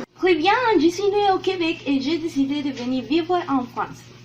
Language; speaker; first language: French; non-native, learner; Spanish